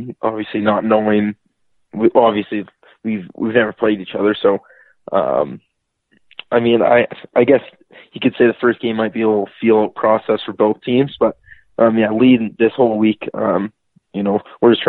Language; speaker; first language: English; native; English